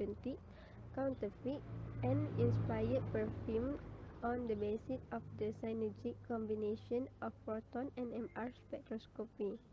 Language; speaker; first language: English; non-native, fluent; Malay